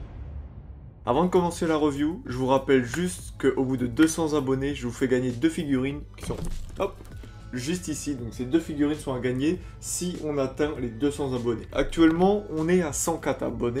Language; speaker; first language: French; native; French